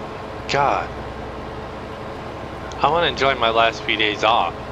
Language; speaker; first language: English; native; English